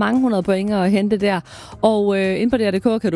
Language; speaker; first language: Danish; native; Danish